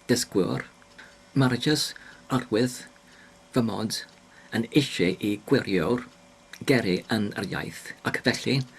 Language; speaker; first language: Welsh; non-native, learner; English